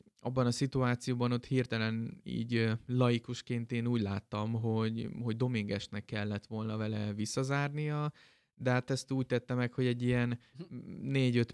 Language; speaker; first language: Hungarian; native; Hungarian